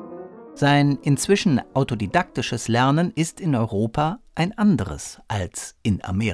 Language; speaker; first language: German; native; German